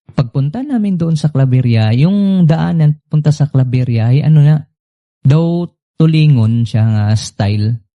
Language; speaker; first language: Filipino; non-native, local second language; Cebuano